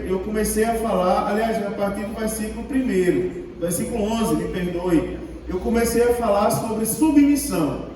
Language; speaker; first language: Portuguese; native; Portuguese